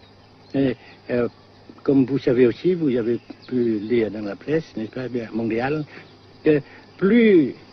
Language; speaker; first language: French; non-native, fluent; Vietnamese